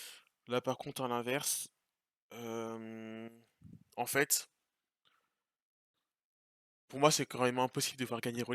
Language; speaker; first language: French; native; French